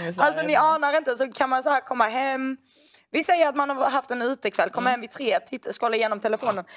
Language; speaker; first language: Swedish; native; Swedish